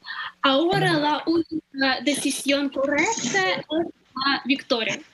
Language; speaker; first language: Spanish; non-native, fluent; Ukrainian